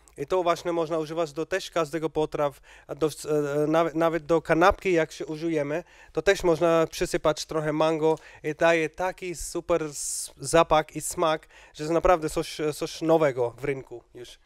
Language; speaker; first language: Polish; non-native, learner; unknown